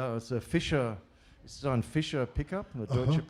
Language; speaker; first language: German; non-native, learner; English